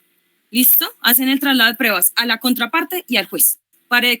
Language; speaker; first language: Spanish; native; Spanish